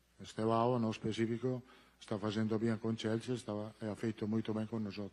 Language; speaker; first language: Portuguese; non-native, learner; Italian